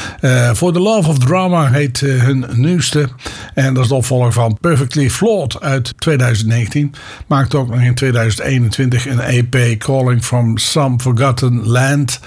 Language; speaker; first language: Dutch; native; Dutch